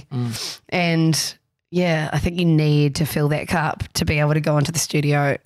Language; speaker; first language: English; native; English